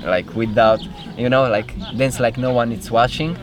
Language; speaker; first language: English; non-native, fluent; Romanian